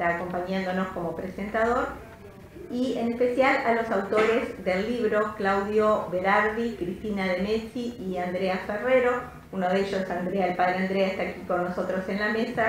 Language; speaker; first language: Spanish; native; Spanish